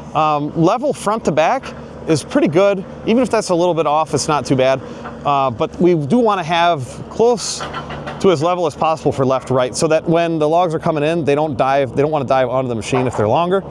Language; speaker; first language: English; native; English